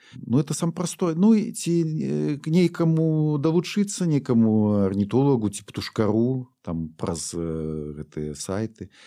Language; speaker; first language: Belarusian; non-native, local second language; Russian